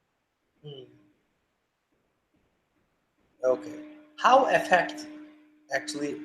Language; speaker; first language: English; non-native, fluent; Turkish